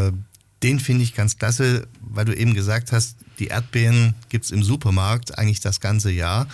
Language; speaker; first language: German; native; German